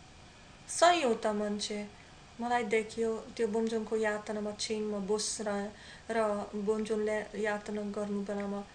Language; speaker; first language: Nepali; non-native, learner; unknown